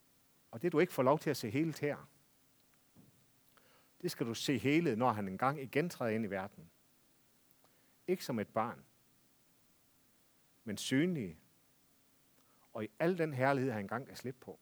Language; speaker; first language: Danish; native; Danish